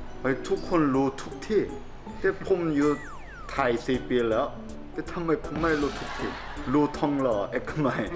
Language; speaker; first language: Thai; non-native, learner; Korean